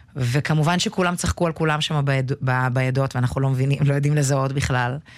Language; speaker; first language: Hebrew; early bilingual, other home language; Russian